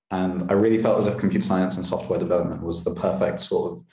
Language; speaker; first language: English; native; English